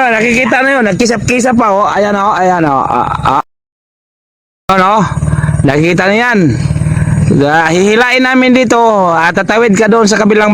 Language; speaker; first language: Filipino; non-native, local second language; Cebuano